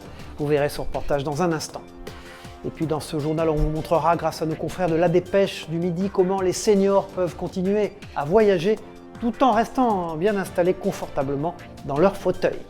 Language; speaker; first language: French; native; French